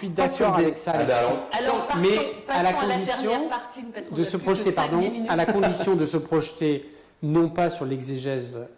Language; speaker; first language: French; native; French